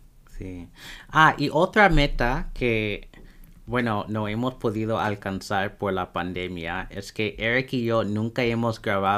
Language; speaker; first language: Spanish; non-native, fluent; English